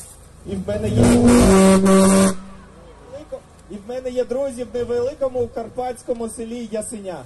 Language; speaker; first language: Ukrainian; non-native, learner; German